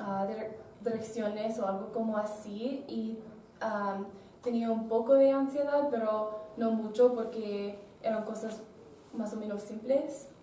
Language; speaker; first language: Spanish; non-native, learner; English